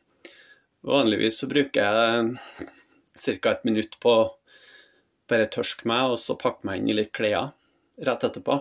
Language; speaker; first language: Norwegian; native; Norwegian